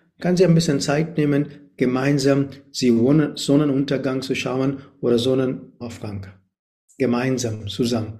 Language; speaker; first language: German; non-native, learner; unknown